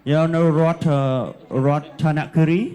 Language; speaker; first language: English; non-native, learner; Khmer